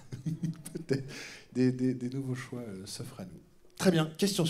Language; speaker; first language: French; native; French